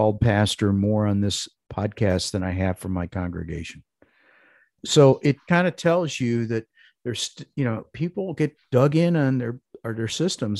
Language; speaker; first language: English; native; English